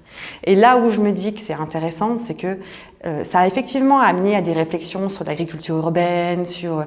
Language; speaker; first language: French; native; French